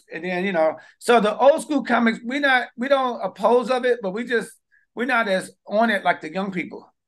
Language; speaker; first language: English; native; English